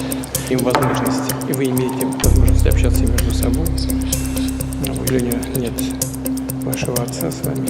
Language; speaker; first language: Russian; native; Russian